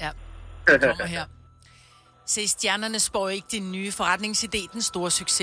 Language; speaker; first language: Danish; native; Danish